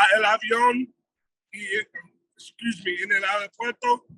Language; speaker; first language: Spanish; non-native, learner; English